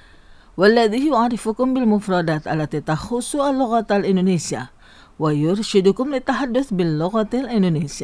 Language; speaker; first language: Arabic; non-native, fluent; Indonesian